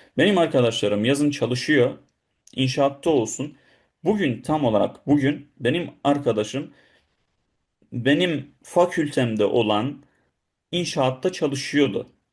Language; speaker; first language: Turkish; non-native, fluent; Arabic